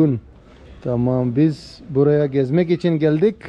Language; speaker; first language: Turkish; non-native, learner; Urdu